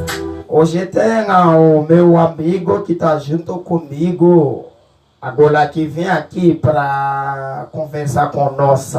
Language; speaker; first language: Portuguese; non-native, learner; Haitian Creole